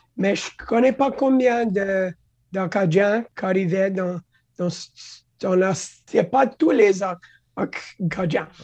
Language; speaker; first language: French; non-native, local second language; English